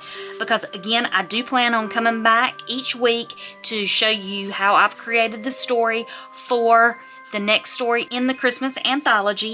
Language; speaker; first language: English; native; English